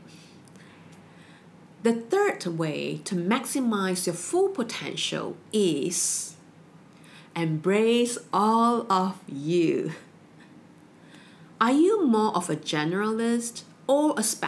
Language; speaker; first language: English; non-native, local second language; Chinese